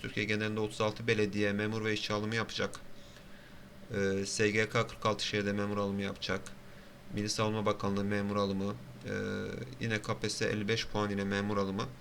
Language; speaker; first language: Turkish; native; Turkish